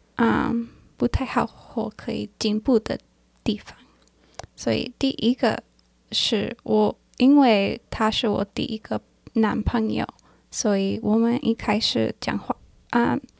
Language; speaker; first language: Chinese; non-native, learner; English